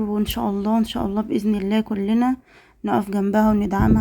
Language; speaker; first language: Arabic; native; Arabic